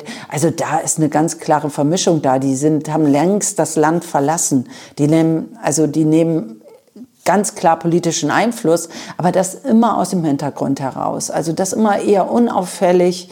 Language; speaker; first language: German; native; German